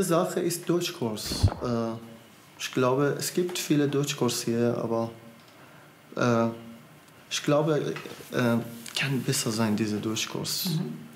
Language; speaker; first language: German; non-native, learner; Persian